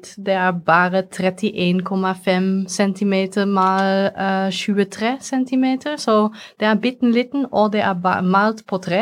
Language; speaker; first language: Swedish; non-native, fluent; Dutch